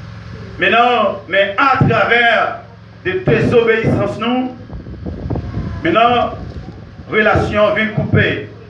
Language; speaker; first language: French; non-native, local second language; Haitian Creole